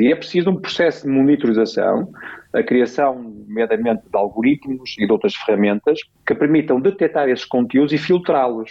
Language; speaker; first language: Portuguese; native; Portuguese